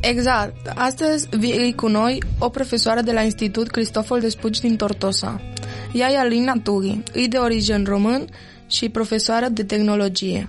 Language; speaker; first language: Romanian; early bilingual, heritage; Romanian